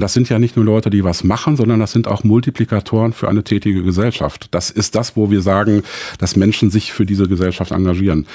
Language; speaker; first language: German; native; German